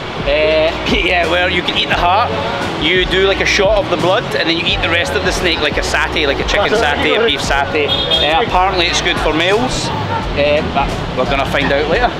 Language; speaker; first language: English; native; English